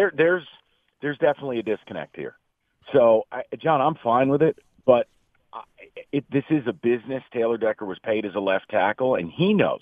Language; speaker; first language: English; native; English